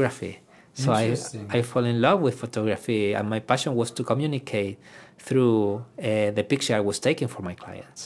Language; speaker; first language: English; non-native, fluent; Spanish